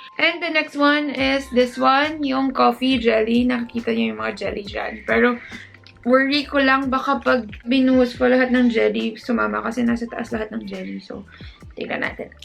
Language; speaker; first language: Filipino; native; Filipino